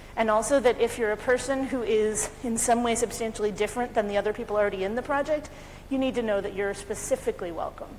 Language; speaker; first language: English; native; English